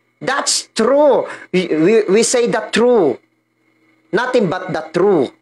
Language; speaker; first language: English; non-native, learner; Filipino